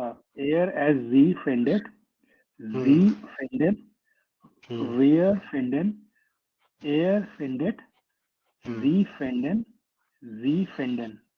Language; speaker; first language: German; non-native, learner; Hindi